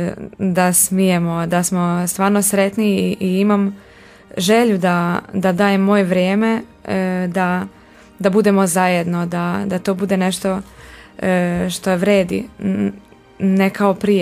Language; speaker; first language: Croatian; non-native, local second language; Hungarian